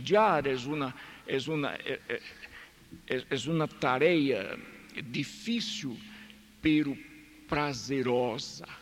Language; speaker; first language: Spanish; non-native, fluent; Portuguese